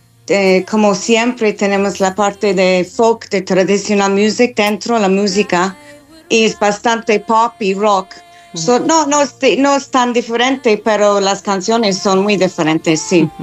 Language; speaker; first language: Spanish; non-native, fluent; English